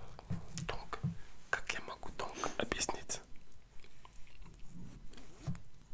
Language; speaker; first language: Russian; non-native, learner; French